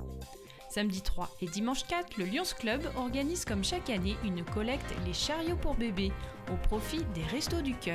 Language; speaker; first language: French; native; French